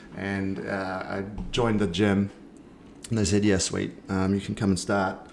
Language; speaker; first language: English; native; English